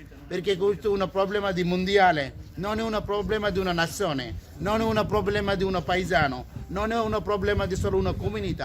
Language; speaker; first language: Italian; non-native, learner; Bangla